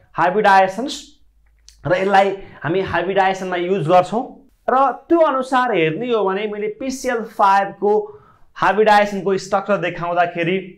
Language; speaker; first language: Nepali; native; Nepali